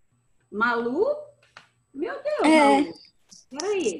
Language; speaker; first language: Portuguese; native; Portuguese